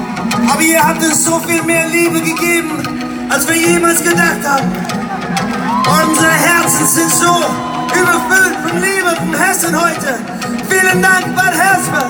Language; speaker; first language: German; non-native, fluent; English